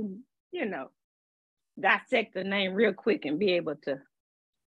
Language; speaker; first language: English; native; English